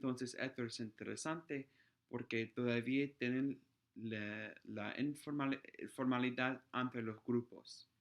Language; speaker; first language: Spanish; non-native, fluent; English